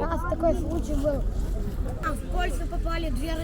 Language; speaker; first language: Russian; native; Russian